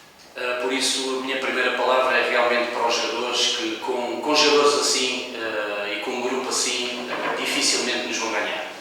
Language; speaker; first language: Portuguese; native; Portuguese